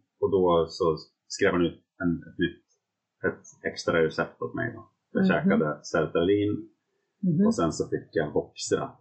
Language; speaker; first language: Swedish; native; Swedish